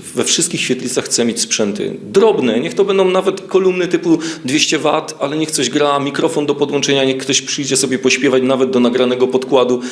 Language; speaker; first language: Polish; native; Polish